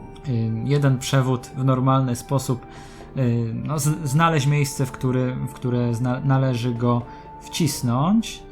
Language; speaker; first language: Polish; native; Polish